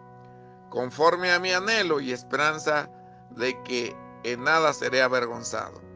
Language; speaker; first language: Spanish; native; Spanish